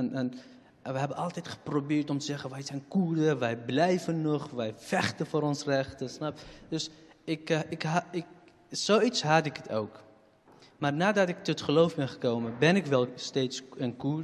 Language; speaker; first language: Dutch; non-native, fluent; Kurdish